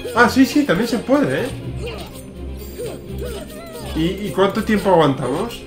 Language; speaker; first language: Spanish; native; Spanish